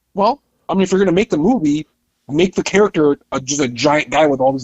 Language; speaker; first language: English; native; English